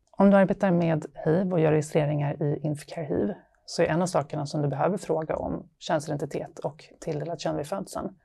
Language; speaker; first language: Swedish; native; Swedish